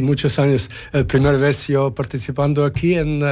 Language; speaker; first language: Spanish; non-native, fluent; Serbian